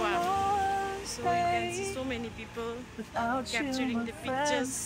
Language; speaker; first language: English; non-native, fluent; Nepali